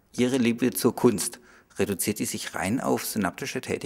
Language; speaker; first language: German; native; German